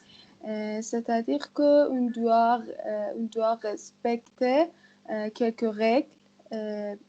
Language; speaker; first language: French; non-native, learner; Persian